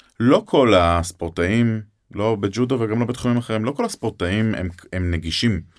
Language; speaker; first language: Hebrew; native; Hebrew